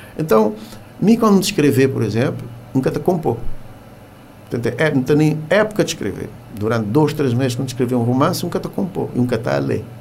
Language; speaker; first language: Portuguese; non-native, local second language; Kabuverdianu